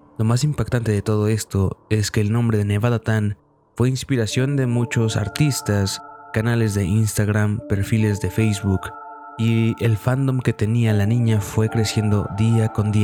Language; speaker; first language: Spanish; native; Spanish